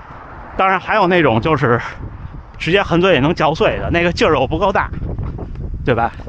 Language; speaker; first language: Chinese; native; Chinese